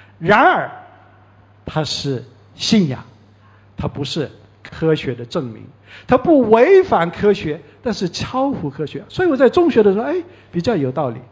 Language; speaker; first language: Chinese; early bilingual, heritage; Chinese